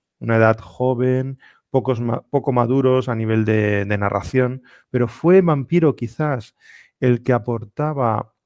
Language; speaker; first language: Spanish; native; Spanish